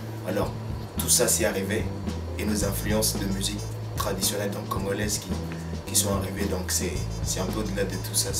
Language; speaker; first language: French; non-native, local second language; Lingala